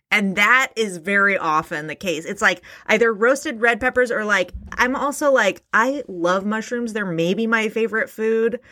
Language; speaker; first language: English; native; English